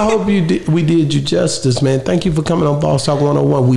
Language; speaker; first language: English; native; English